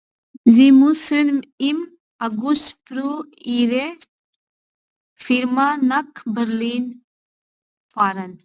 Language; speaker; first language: German; non-native, learner; Urdu